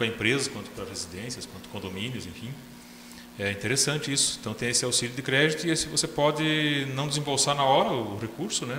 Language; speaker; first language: Portuguese; native; Portuguese